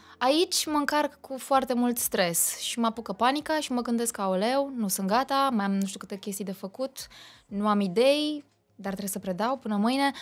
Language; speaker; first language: Romanian; native; Romanian